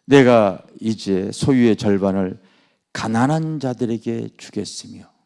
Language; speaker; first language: Korean; native; Korean